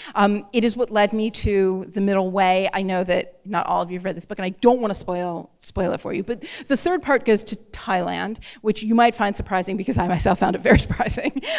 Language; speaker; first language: English; native; English